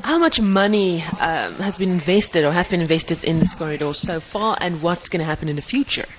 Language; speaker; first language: English; non-native, local second language; Afrikaans